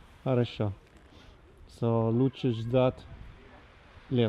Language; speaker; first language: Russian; non-native, learner; English